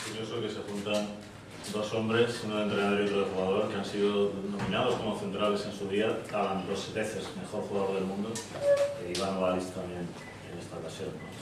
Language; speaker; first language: Spanish; native; Spanish